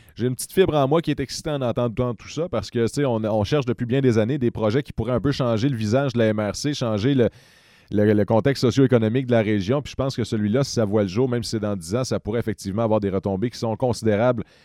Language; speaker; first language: French; native; French